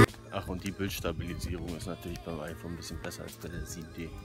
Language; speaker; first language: German; native; German